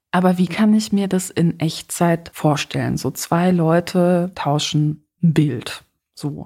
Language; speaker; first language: German; early bilingual, other home language; Polish